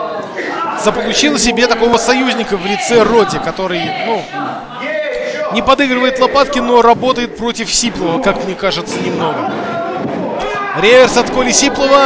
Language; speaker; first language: Russian; native; Russian